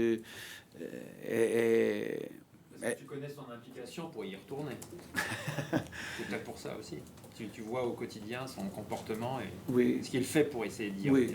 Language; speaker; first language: French; native; French